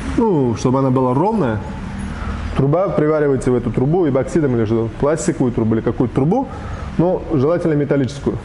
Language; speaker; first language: Russian; non-native, local second language; Uzbek